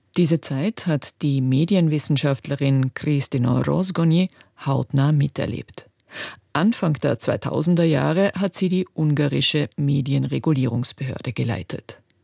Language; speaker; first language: German; native; German